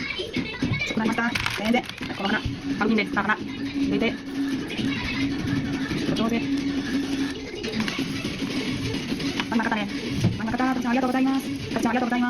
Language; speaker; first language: Japanese; non-native, learner; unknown